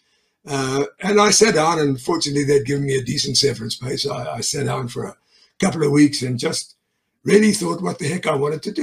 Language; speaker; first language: English; native; English